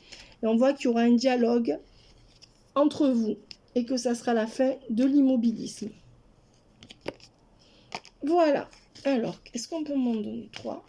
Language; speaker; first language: French; native; French